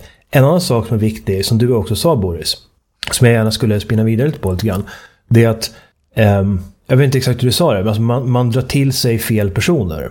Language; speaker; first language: Swedish; native; Swedish